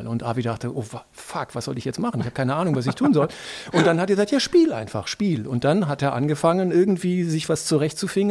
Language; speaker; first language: German; native; German